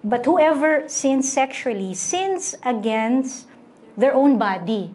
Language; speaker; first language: English; non-native, local second language; Filipino